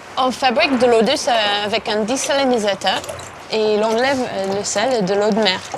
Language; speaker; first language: French; non-native, fluent; English